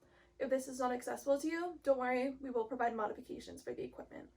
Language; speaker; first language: English; native; English